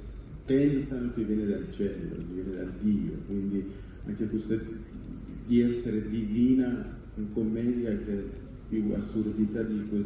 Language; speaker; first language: Italian; non-native, fluent; Persian